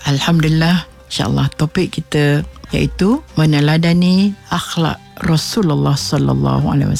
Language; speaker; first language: Malay; native; Malay